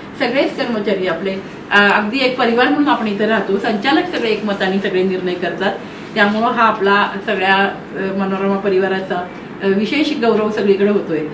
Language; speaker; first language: Marathi; native; Marathi